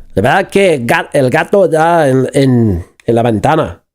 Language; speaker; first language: Spanish; non-native, fluent; English